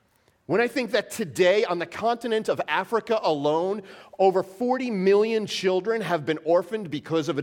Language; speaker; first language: English; native; English